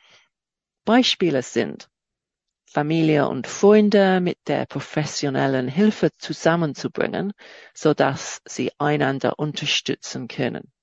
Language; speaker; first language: German; non-native, fluent; English